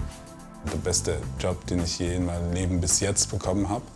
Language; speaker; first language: German; non-native, fluent; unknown